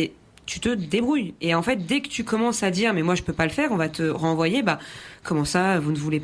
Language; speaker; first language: French; native; French